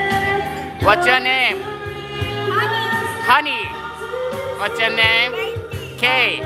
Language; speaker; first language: English; non-native, learner; Japanese